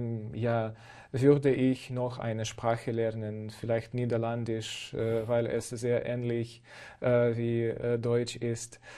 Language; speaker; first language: German; non-native, fluent; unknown